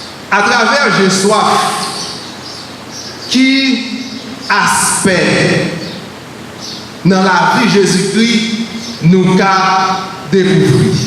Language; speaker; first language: French; non-native, learner; Haitian Creole